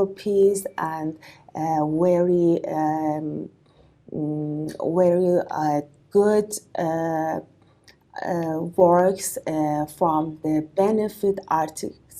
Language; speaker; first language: English; non-native, learner; Persian